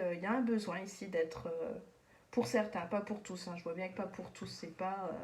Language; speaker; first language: French; native; French